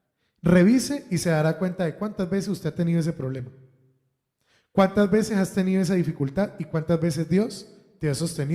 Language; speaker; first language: Spanish; native; Spanish